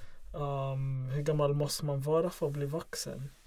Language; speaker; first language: Swedish; non-native, local second language; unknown